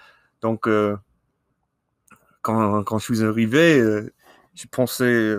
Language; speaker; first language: French; non-native, learner; English